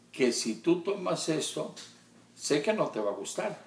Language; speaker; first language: Spanish; early bilingual, heritage; Spanish